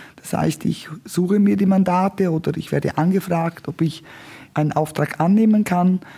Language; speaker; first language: German; non-native, local second language; Romansh